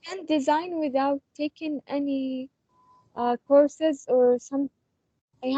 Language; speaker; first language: English; non-native, learner; Arabic